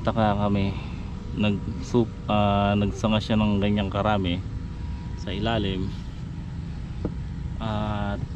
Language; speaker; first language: Filipino; native; Filipino